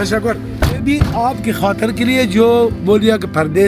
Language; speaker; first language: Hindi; non-native, local second language; Baluchi